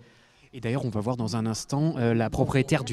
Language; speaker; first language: French; native; French